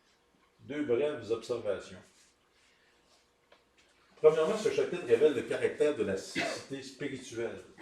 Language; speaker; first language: French; native; French